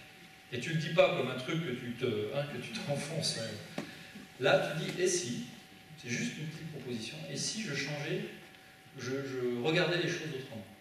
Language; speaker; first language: French; native; French